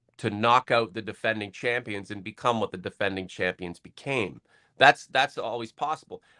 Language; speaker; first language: English; native; English